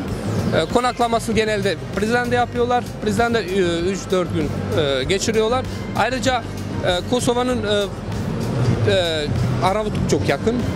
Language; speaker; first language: Turkish; non-native, fluent; Albanian